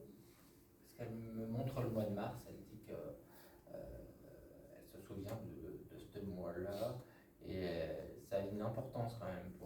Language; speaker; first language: French; native; French